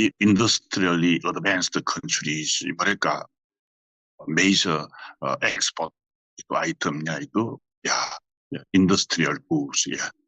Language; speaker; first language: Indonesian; non-native, fluent; Korean